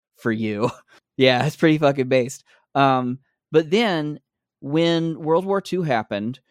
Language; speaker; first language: English; native; English